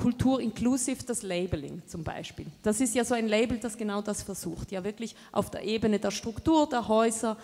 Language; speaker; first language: German; native; German